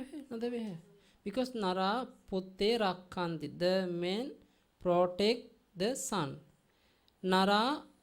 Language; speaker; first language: English; non-native, learner; Sinhala